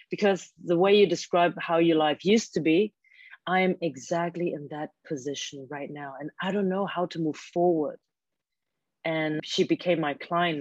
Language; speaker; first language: English; non-native, fluent; German